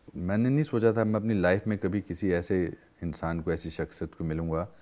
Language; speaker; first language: Hindi; native; Hindi